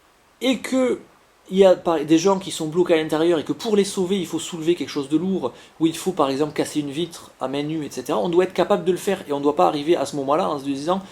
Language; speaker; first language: French; native; French